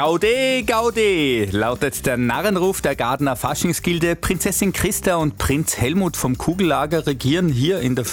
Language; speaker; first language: German; native; German